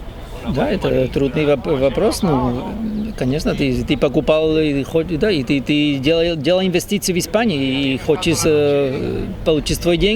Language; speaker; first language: Russian; non-native, fluent; Spanish